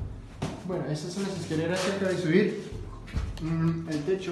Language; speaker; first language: Spanish; non-native, fluent; French